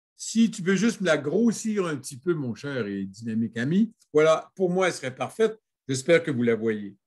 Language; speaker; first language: French; native; French